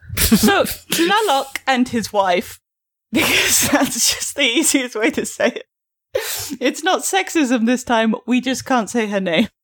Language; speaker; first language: English; native; English